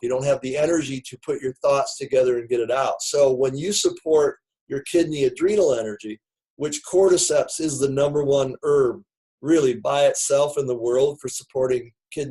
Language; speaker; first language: English; native; English